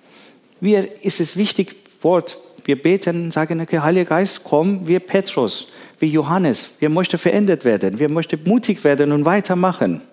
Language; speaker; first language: German; non-native, learner; Persian